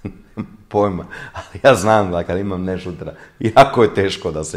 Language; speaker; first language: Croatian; non-native, fluent; Italian